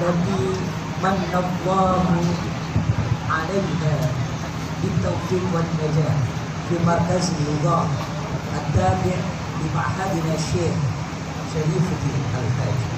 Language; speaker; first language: Arabic; non-native, fluent; Indonesian